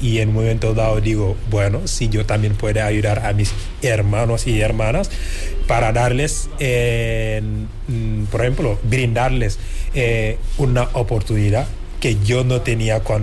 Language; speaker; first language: Spanish; non-native, fluent; Wolof